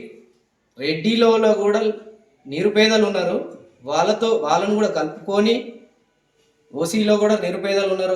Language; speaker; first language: Telugu; native; Telugu